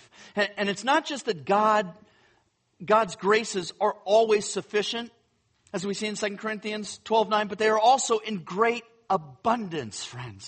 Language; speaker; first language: English; native; English